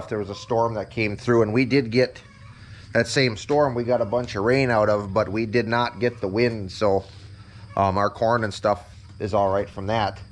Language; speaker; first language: English; native; English